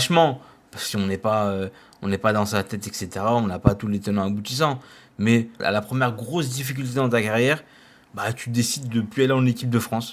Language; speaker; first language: French; native; French